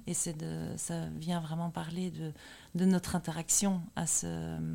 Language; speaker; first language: French; native; French